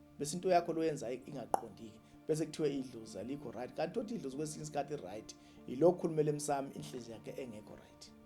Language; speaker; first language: Zulu; native; Zulu